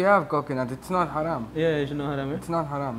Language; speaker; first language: English; non-native, learner; Indonesian